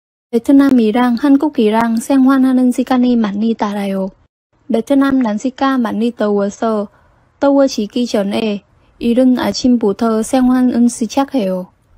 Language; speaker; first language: Korean; non-native, fluent; Vietnamese